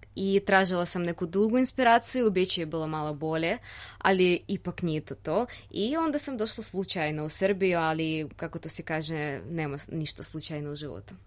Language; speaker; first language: Serbian; non-native, fluent; Russian